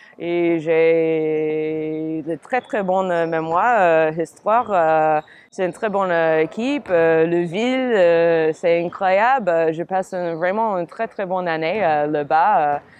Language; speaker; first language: French; non-native, fluent; English